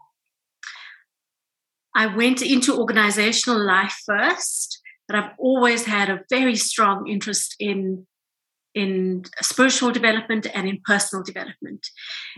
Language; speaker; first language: English; native; English